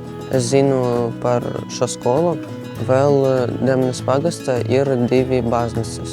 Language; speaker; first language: Latvian; non-native, local second language; Russian